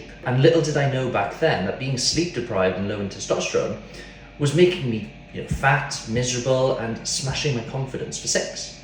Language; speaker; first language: English; native; English